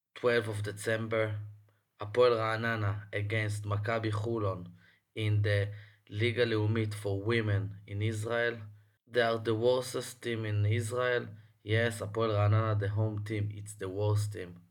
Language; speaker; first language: English; non-native, fluent; Hebrew